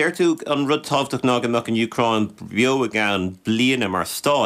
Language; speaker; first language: Irish; native; Irish